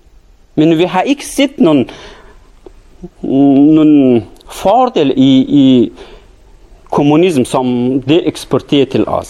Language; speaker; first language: Danish; non-native, learner; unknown